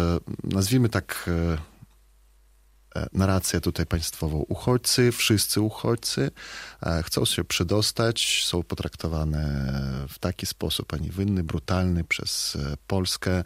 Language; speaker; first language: Polish; non-native, fluent; Belarusian